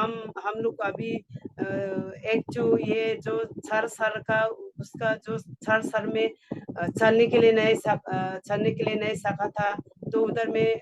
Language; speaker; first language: Hindi; non-native, local second language; Garo